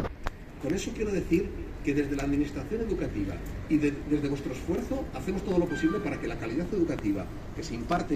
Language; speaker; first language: Spanish; native; Spanish